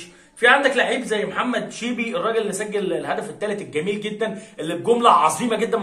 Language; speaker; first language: Arabic; native; Arabic